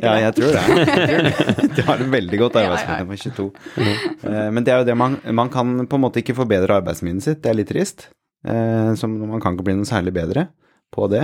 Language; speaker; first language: Norwegian; native; Norwegian